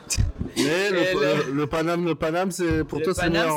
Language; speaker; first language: French; native; French